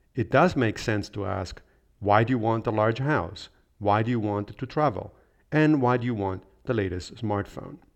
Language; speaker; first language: English; non-native, fluent; Italian